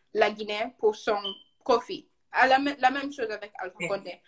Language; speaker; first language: French; non-native, learner; English